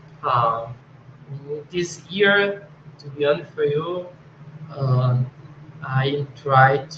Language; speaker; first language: English; non-native, learner; Portuguese